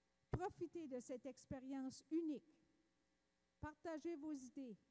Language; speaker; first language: French; native; French